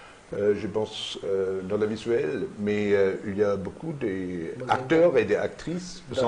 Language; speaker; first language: French; non-native, learner; German